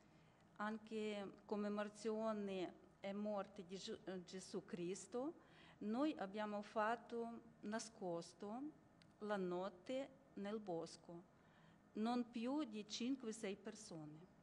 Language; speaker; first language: Italian; non-native, learner; Ukrainian